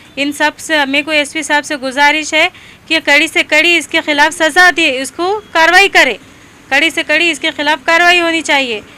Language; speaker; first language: Hindi; native; Hindi